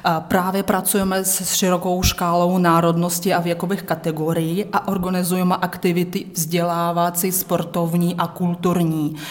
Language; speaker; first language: Czech; native; Czech